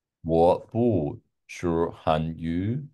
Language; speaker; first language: Chinese; non-native, learner; English